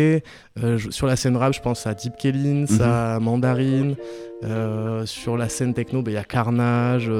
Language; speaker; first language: French; native; French